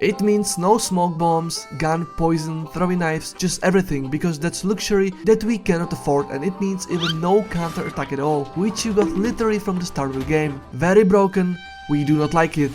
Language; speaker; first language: English; non-native, fluent; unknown